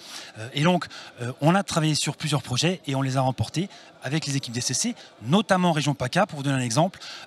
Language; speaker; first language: French; native; French